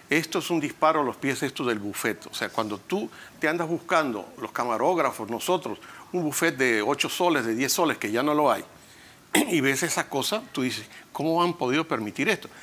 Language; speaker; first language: Spanish; native; Spanish